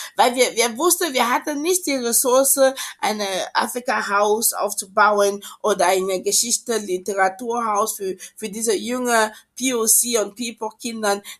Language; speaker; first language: German; non-native, fluent; French